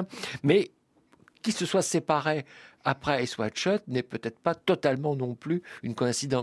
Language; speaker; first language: French; native; French